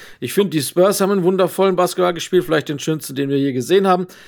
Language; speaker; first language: German; native; German